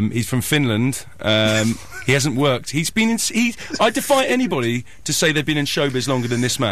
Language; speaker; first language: English; native; English